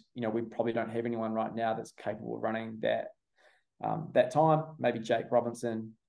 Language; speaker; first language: English; native; English